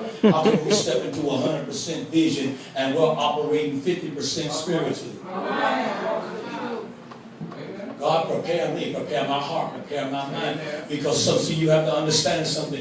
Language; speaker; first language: English; native; English